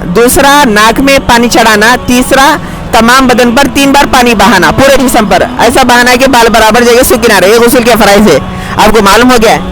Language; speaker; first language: Urdu; native; Urdu